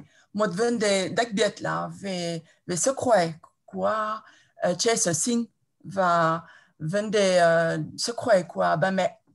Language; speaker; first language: Vietnamese; non-native, fluent; French